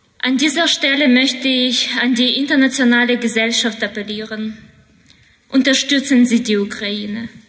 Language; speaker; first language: German; non-native, fluent; Ukrainian